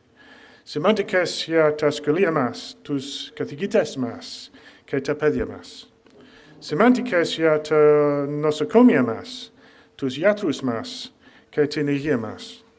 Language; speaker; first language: Greek; non-native, fluent; English